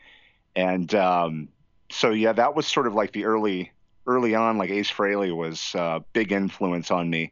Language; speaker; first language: English; native; English